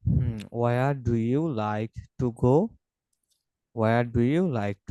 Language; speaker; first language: English; non-native, fluent; Bangla